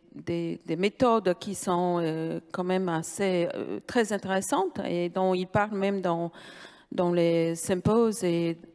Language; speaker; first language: French; non-native, fluent; Polish